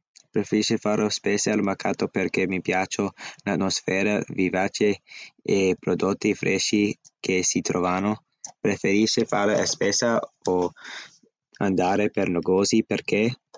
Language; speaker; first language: Italian; non-native, learner; English